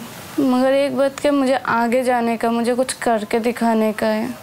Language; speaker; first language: Hindi; native; Hindi